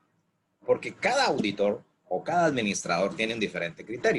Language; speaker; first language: Spanish; native; Spanish